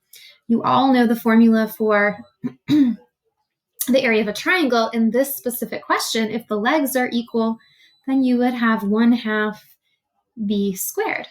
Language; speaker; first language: English; native; English